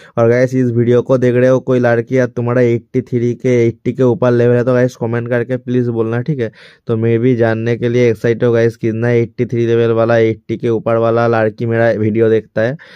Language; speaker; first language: Hindi; non-native, local second language; Bangla